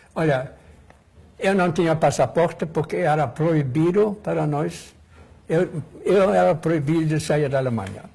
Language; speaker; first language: Portuguese; non-native, fluent; German